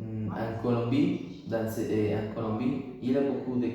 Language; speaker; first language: French; non-native, learner; Spanish